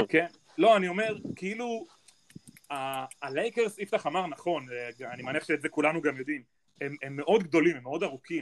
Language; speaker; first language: Hebrew; native; Hebrew